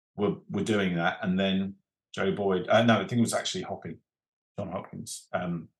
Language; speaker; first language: English; native; English